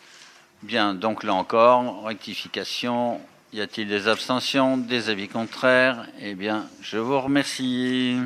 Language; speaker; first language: French; native; French